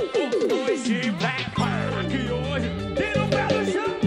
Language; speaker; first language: Portuguese; native; Portuguese